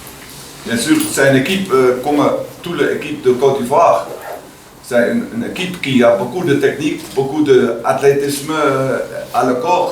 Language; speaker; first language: French; non-native, learner; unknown